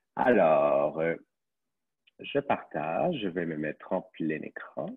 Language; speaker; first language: French; native; French